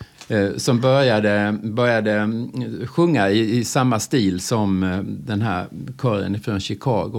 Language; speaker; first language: Swedish; native; Swedish